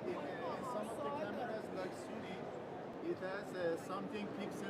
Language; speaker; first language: English; non-native, learner; Persian